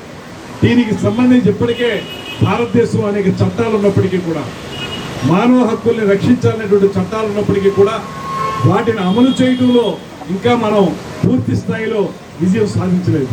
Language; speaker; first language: Telugu; native; Telugu